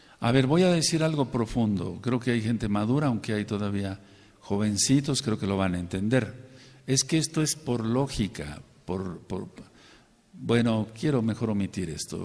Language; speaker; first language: Spanish; native; Spanish